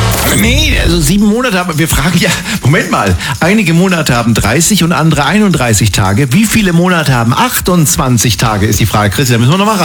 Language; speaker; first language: German; native; German